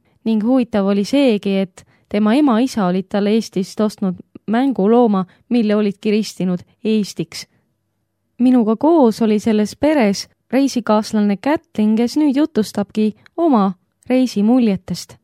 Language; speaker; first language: Estonian; native; Estonian